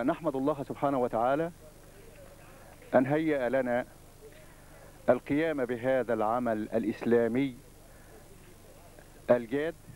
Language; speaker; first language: Arabic; non-native, fluent; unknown